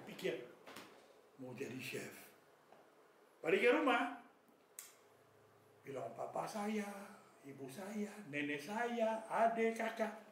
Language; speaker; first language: Indonesian; non-native, fluent; French